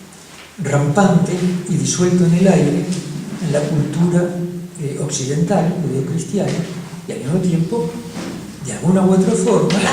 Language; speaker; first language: Spanish; native; Spanish